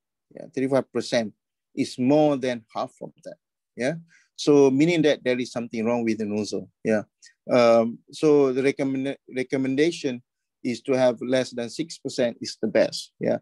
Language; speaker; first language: English; non-native, local second language; Malay